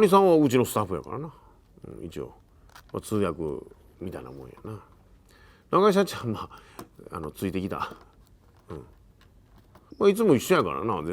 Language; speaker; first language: Japanese; native; Japanese